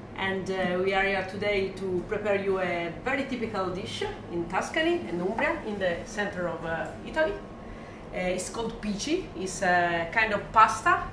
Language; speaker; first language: English; non-native, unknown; Italian